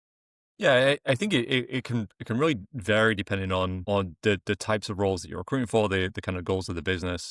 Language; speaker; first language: English; native; English